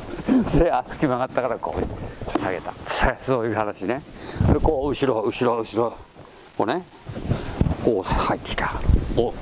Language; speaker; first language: Japanese; native; Japanese